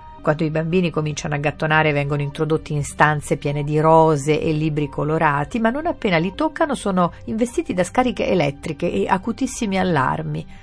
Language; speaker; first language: Italian; native; Italian